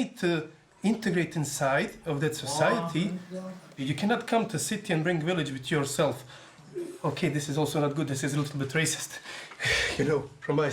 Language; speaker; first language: English; non-native, fluent; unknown